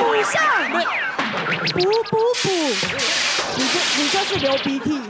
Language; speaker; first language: Chinese; native; Chinese